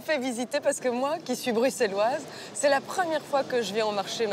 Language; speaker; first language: French; native; French